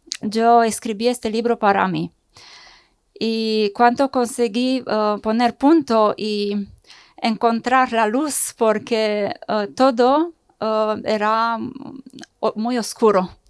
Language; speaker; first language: Spanish; non-native, fluent; Romanian